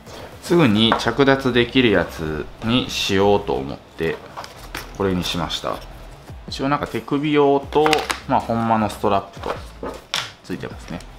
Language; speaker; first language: Japanese; native; Japanese